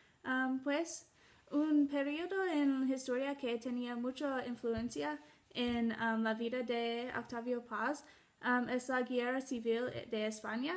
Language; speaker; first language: Spanish; non-native, learner; English